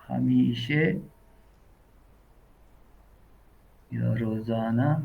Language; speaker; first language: Persian; non-native, learner; Urdu